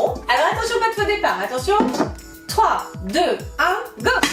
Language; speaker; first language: French; native; French